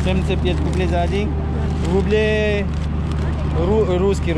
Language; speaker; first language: Russian; non-native, learner; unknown